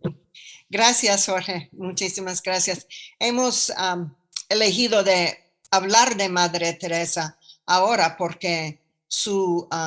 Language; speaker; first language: Spanish; non-native, fluent; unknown